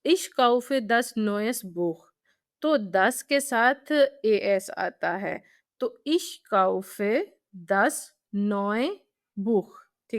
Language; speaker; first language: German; non-native, fluent; Urdu